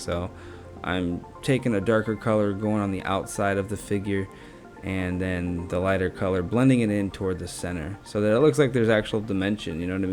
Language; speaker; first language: English; native; English